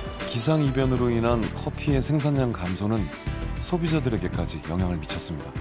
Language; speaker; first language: Korean; native; Korean